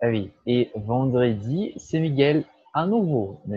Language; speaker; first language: French; non-native, learner; Portuguese